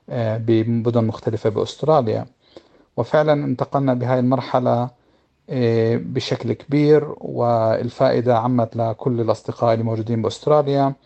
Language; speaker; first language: Arabic; native; Arabic